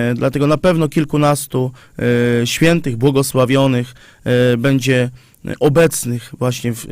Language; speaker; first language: Polish; native; Polish